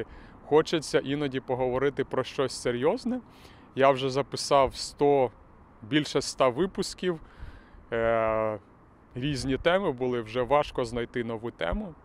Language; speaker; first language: Ukrainian; native; Ukrainian